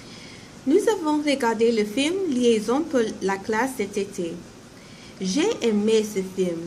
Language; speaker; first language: French; non-native, learner; English